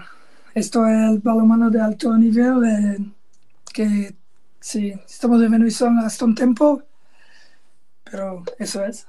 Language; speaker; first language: Spanish; non-native, learner; Portuguese